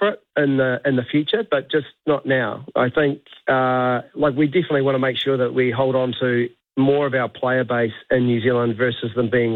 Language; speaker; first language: English; native; English